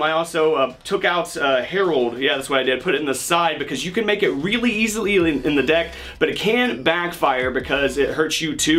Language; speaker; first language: English; native; English